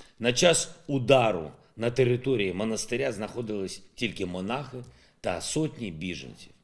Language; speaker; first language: Ukrainian; non-native, local second language; Russian